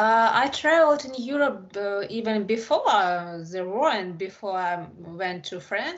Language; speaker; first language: English; non-native, learner; Ukrainian